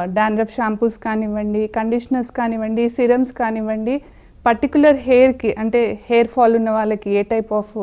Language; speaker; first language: Telugu; native; Telugu